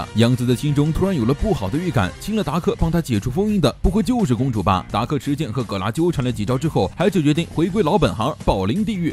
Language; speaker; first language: Chinese; native; Chinese